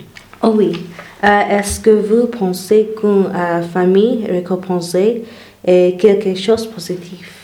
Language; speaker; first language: French; non-native, learner; English